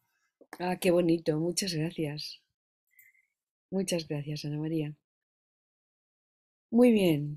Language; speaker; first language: Spanish; native; Spanish